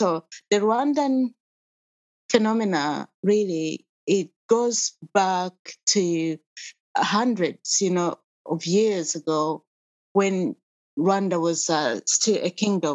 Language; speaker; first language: English; non-native, local second language; Kinyarwanda